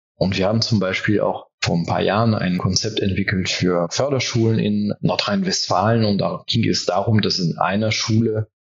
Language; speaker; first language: German; early bilingual, heritage; French